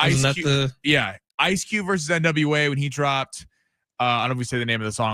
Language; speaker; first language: English; native; English